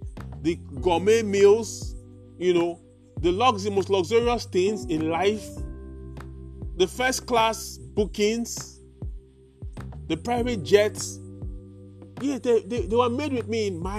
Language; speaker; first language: English; non-native, local second language; Yoruba